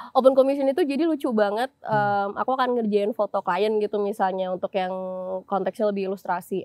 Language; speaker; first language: Indonesian; native; Indonesian